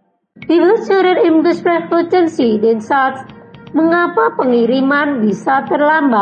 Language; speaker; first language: German; non-native, learner; Indonesian